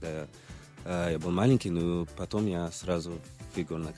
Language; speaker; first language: Russian; early bilingual, other home language; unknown